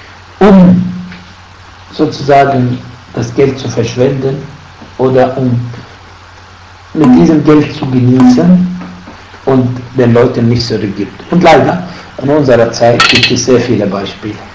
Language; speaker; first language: German; non-native, fluent; Arabic